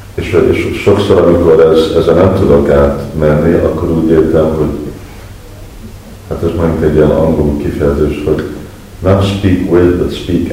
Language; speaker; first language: Hungarian; early bilingual, heritage; Hungarian